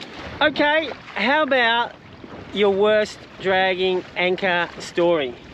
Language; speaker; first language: English; native; English